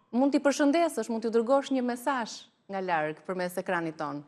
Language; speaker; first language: Albanian; native; Albanian